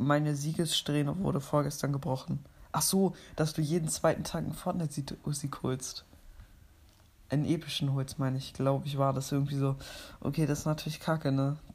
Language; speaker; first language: German; native; German